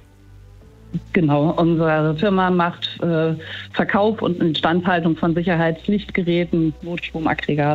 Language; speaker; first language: German; native; German